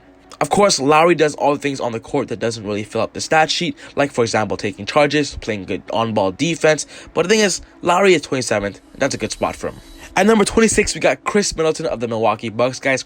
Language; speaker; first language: English; native; English